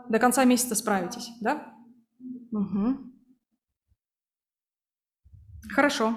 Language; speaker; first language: Russian; native; Russian